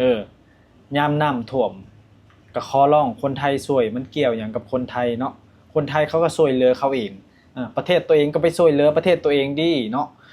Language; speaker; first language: Thai; non-native, local second language; Lao